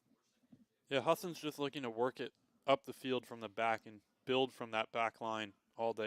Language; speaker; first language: English; native; English